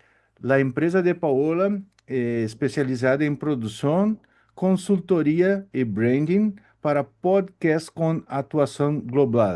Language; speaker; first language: Spanish; non-native, learner; Portuguese